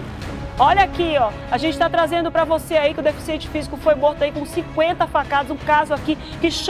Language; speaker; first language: Portuguese; native; Portuguese